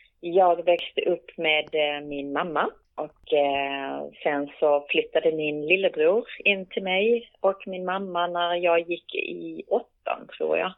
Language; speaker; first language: Swedish; native; Swedish